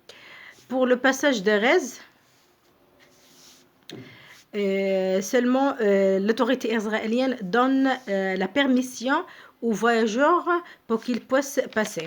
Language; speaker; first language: French; non-native, fluent; Arabic